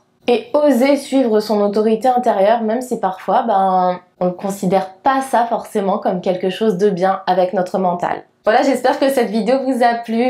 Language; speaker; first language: French; native; French